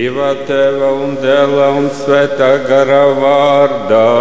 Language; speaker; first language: Latvian; non-native, local second language; Russian